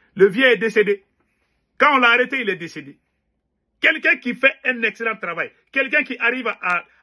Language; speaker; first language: French; non-native, local second language; Bambara